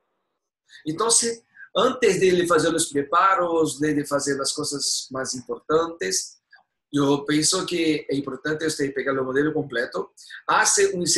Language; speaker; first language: Spanish; non-native, learner; Portuguese